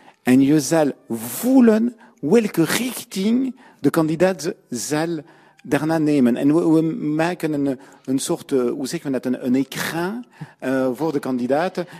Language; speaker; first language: Dutch; non-native, learner; French